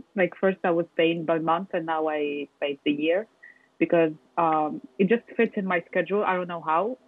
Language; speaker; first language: English; non-native, fluent; Arabic